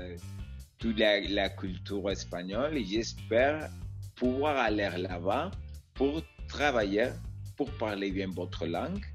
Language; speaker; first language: French; non-native, learner; Spanish